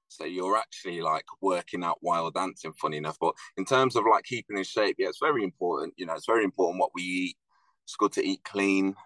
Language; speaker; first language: English; native; English